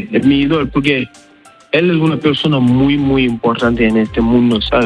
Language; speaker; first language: Spanish; non-native, learner; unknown